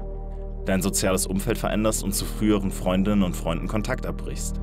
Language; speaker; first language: German; native; German